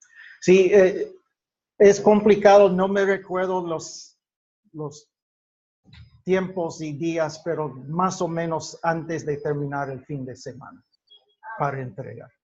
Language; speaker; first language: Spanish; non-native, fluent; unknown